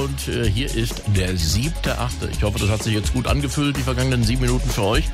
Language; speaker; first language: German; native; German